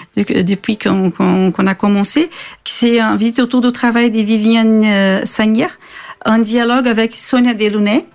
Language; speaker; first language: French; non-native, fluent; Portuguese